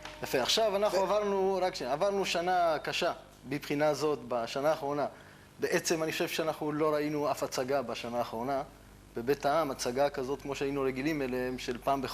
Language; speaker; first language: Hebrew; native; Hebrew